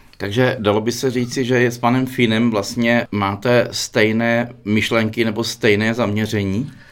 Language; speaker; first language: Czech; native; Czech